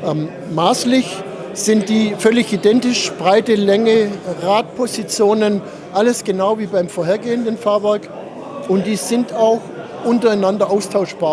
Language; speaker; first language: German; native; German